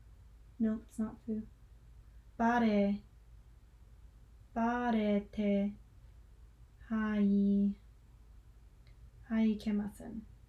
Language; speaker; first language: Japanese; non-native, learner; English